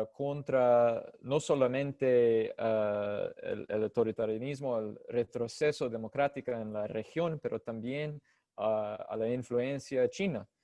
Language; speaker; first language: Spanish; non-native, fluent; English